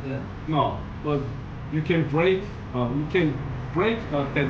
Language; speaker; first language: English; non-native, learner; Korean